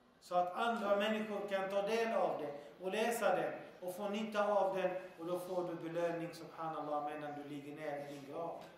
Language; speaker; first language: Swedish; early bilingual, other home language; Arabic